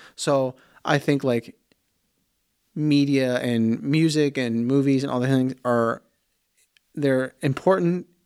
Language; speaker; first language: English; early bilingual, other home language; Plautdietsch